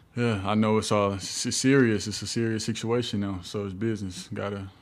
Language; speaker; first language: English; native; English